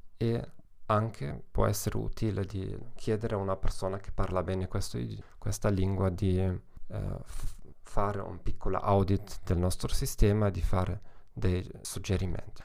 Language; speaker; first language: Italian; non-native, learner; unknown